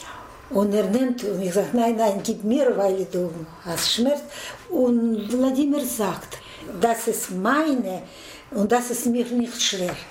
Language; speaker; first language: German; non-native, learner; Russian